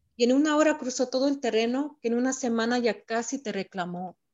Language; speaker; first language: Spanish; early bilingual, heritage; Spanish